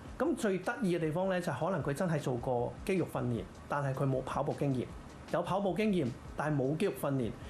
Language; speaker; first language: Cantonese; native; Cantonese